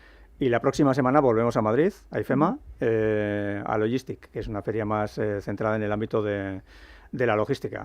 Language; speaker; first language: Spanish; native; Spanish